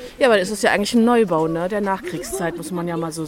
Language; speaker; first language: German; native; German